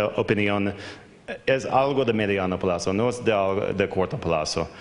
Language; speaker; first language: Spanish; non-native, fluent; English